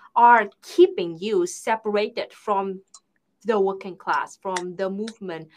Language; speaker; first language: English; non-native, fluent; Vietnamese